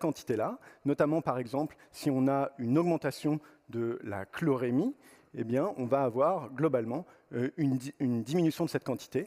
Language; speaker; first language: French; native; French